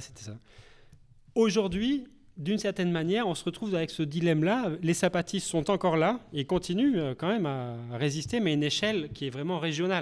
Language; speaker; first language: French; native; French